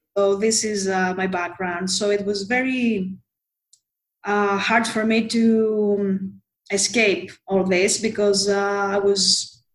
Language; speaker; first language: English; non-native, fluent; Greek